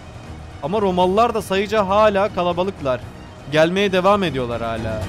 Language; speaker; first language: Turkish; native; Turkish